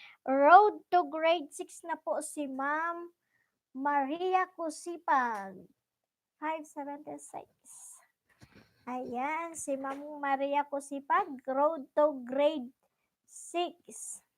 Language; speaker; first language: Filipino; non-native, local second language; Bikol